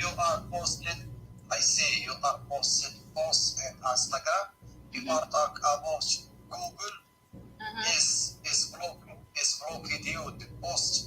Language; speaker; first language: English; non-native, learner; Arabic